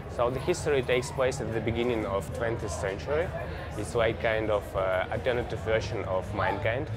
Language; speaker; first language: English; non-native, fluent; Russian